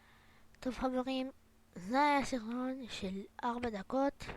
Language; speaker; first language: Hebrew; native; Hebrew